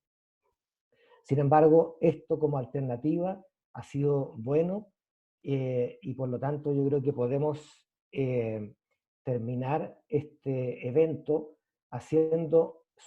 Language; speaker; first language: Spanish; native; Spanish